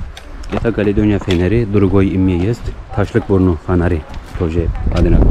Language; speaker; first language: Russian; non-native, learner; Turkish